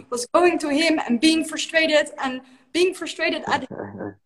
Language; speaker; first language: English; non-native, fluent; Dutch